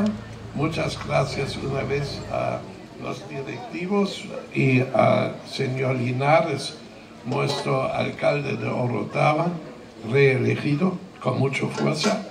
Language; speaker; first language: Spanish; non-native, fluent; German